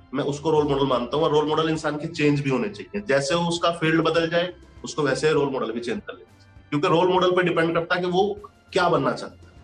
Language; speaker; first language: Hindi; native; Hindi